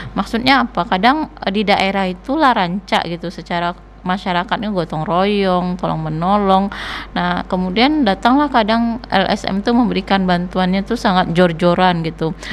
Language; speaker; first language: Indonesian; non-native, local second language; Minangkabau